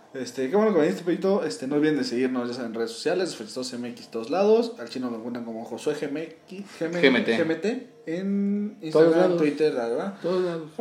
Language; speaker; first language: Spanish; native; Spanish